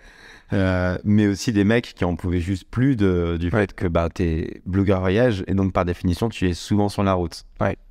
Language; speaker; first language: French; native; French